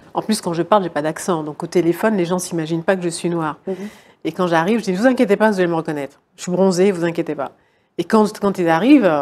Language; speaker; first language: French; native; French